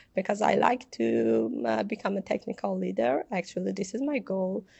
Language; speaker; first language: English; non-native, fluent; Persian